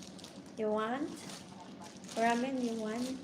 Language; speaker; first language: English; non-native, learner; Bikol